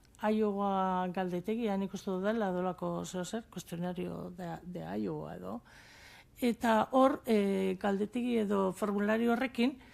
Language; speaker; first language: Basque; native; Basque